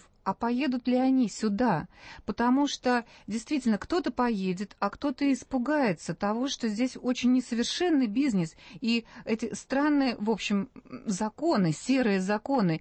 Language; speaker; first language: Russian; native; Russian